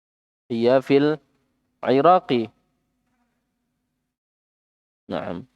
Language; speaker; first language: Arabic; non-native, fluent; Indonesian